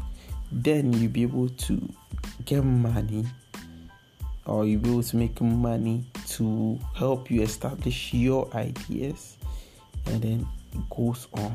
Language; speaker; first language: English; non-native, local second language; Akan